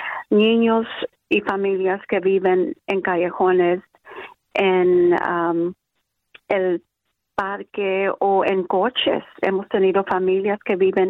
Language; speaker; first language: Spanish; early bilingual, other home language; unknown